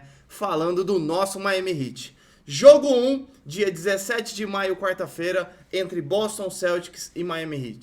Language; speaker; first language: Portuguese; native; Portuguese